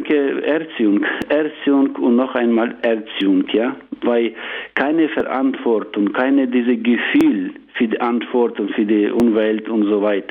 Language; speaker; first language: German; non-native, learner; Ukrainian